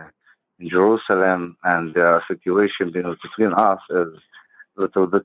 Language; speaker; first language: English; non-native, learner; Arabic